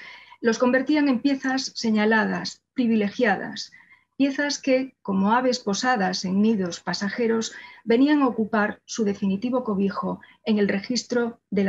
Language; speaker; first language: Spanish; native; Spanish